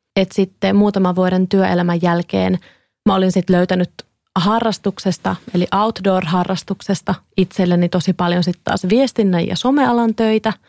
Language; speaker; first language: Finnish; native; Finnish